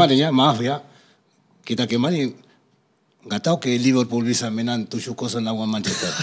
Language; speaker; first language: Indonesian; non-native, fluent; Spanish